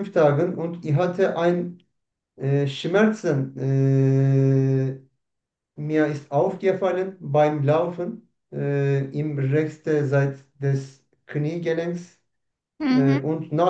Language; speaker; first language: German; non-native, learner; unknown